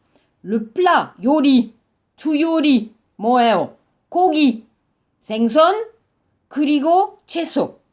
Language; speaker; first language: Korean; non-native, learner; French